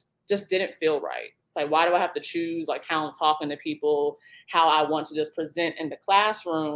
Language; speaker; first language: English; native; English